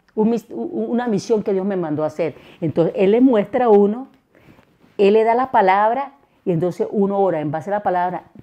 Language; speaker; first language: Spanish; native; Spanish